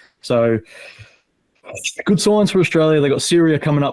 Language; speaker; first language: English; native; English